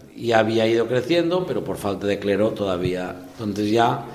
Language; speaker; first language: Spanish; native; Spanish